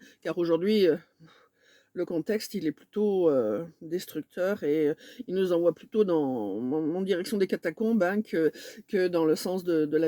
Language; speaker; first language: French; native; French